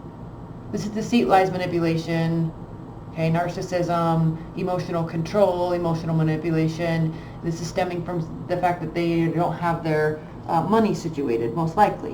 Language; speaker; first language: English; native; English